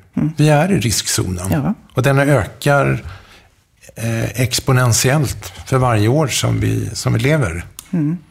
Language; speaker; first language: Swedish; native; Swedish